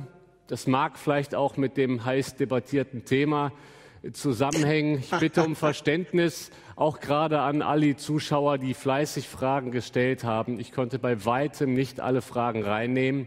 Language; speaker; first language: German; native; German